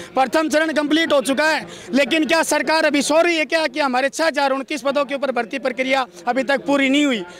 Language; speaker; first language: Hindi; native; Hindi